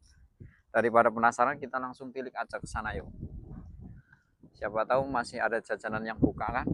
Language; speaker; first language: Indonesian; non-native, local second language; Javanese